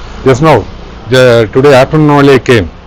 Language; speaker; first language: English; non-native, learner; Tamil